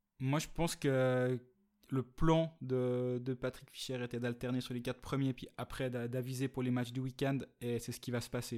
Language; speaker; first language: French; native; French